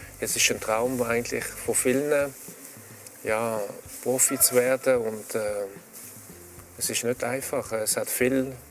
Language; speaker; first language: German; non-native, local second language; French